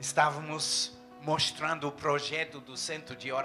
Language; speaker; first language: Portuguese; non-native, fluent; English